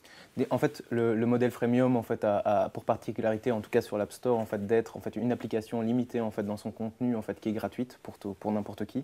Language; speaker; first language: French; native; French